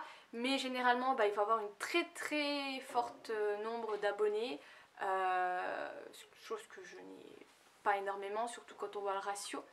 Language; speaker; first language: French; native; French